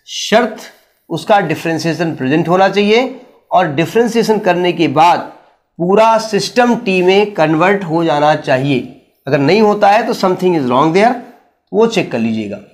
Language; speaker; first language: Hindi; native; Hindi